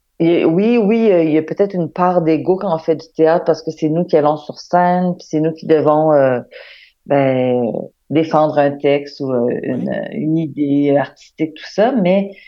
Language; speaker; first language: French; native; French